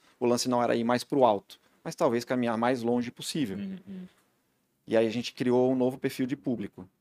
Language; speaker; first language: Portuguese; native; Portuguese